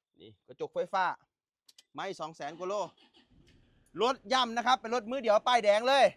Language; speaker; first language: Thai; non-native, local second language; Northeastern Thai